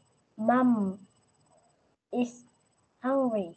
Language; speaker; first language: English; non-native, learner; Vietnamese